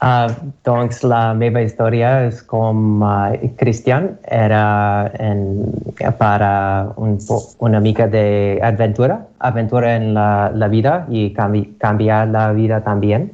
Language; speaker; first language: Catalan; non-native, learner; English